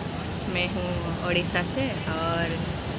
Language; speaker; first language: Hindi; non-native, local second language; Odia